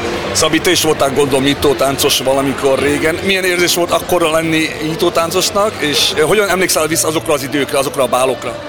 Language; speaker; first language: Hungarian; early bilingual, heritage; Hungarian